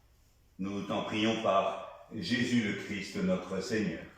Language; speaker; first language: French; native; French